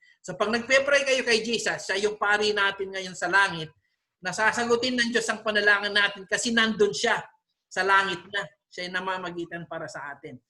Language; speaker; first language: Filipino; non-native, local second language; Pampanga